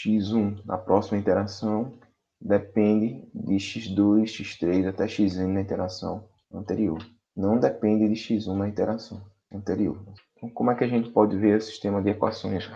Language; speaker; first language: Portuguese; native; Portuguese